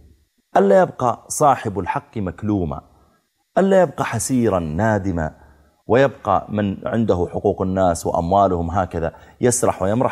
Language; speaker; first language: Arabic; native; Arabic